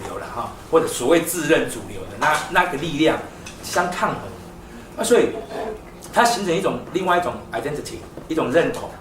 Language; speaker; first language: Chinese; non-native, local second language; Min Nan Chinese